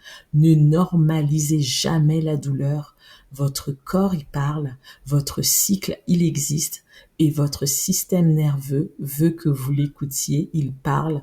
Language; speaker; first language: French; native; French